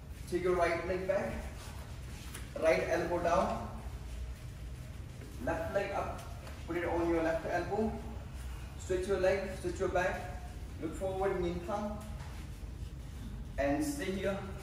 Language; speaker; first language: English; non-native, local second language; Hindi